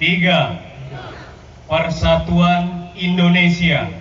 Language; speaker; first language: Indonesian; native; Indonesian